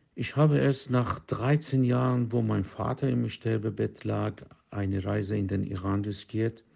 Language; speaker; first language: German; non-native, fluent; Persian